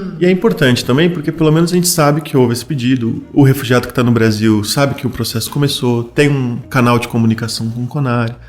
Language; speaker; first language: Portuguese; native; Portuguese